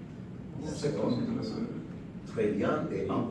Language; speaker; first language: French; non-native, learner; Spanish